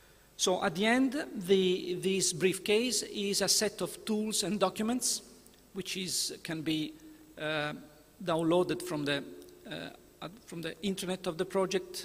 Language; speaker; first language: English; non-native, fluent; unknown